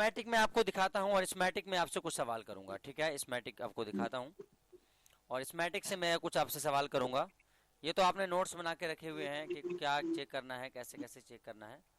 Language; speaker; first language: Hindi; native; Hindi